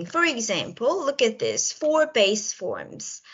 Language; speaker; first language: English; non-native, local second language; Korean